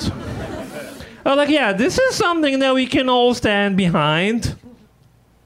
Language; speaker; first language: English; non-native, fluent; Arabic